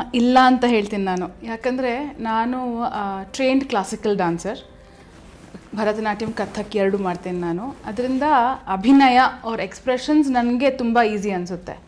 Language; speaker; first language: Kannada; non-native, local second language; Kodava